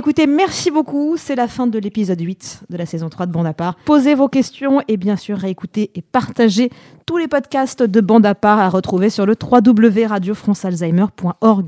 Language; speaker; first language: French; native; French